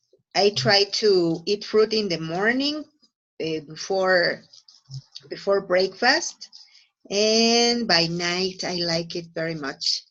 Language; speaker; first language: English; non-native, fluent; Spanish